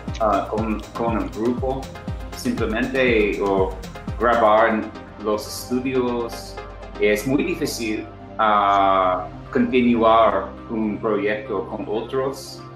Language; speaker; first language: Spanish; non-native, learner; English